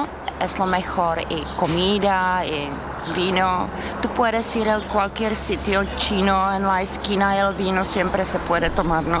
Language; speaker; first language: Spanish; non-native, fluent; Czech